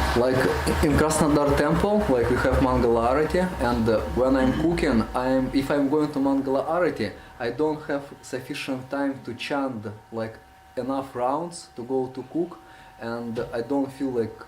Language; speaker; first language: English; non-native, learner; Russian